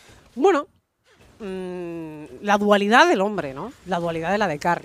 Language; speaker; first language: Spanish; native; Spanish